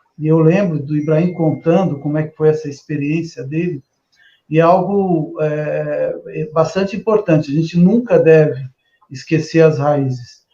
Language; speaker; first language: Portuguese; native; Portuguese